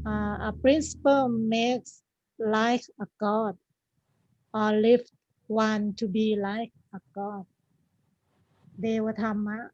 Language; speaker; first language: English; non-native, learner; Thai